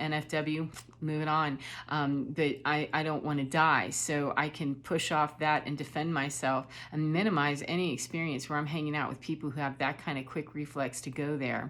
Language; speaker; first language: English; native; English